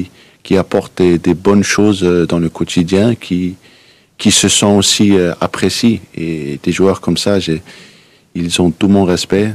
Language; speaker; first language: French; non-native, fluent; Danish